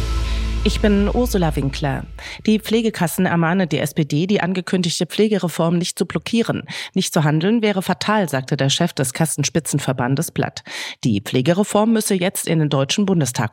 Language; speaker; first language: German; native; German